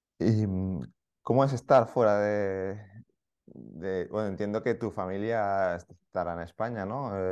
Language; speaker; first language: Spanish; native; Spanish